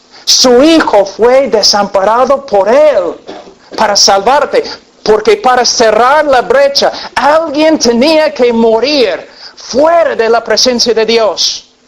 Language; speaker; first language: Spanish; non-native, fluent; English